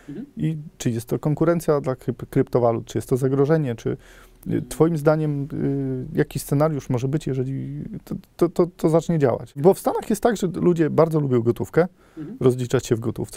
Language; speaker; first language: Polish; native; Polish